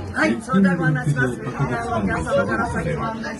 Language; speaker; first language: Japanese; native; Japanese